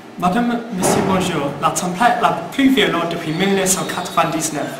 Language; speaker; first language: French; non-native, learner; English